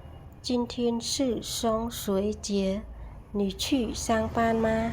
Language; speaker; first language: Chinese; non-native, fluent; Khmer